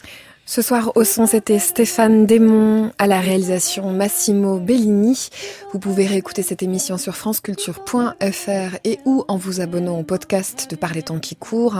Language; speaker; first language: French; native; French